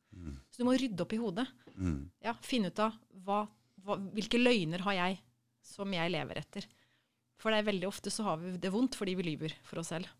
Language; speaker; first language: Norwegian; native; Norwegian